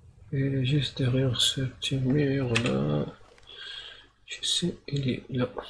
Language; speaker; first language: French; non-native, learner; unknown